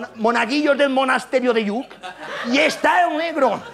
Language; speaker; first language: Spanish; non-native, local second language; Catalan